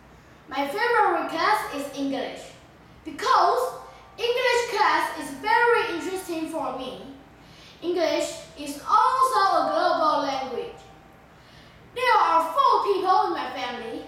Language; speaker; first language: English; non-native, learner; Chinese